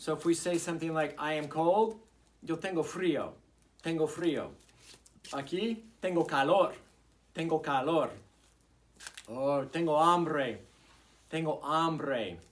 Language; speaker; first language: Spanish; non-native, fluent; English